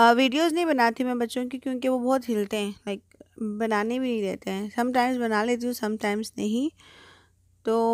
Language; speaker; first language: Urdu; native; Urdu